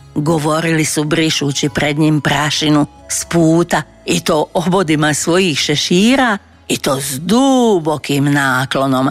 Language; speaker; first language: Croatian; native; Croatian